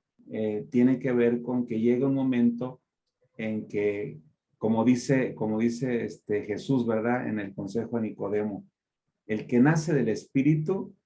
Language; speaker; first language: Spanish; native; Spanish